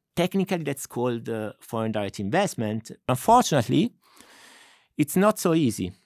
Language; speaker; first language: English; non-native, fluent; Italian